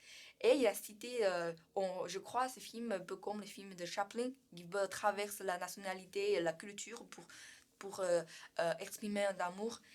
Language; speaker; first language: French; non-native, learner; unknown